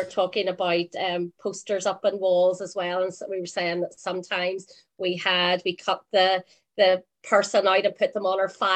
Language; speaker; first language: English; native; English